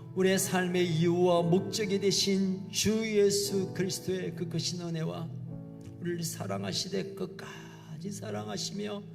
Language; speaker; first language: Korean; native; Korean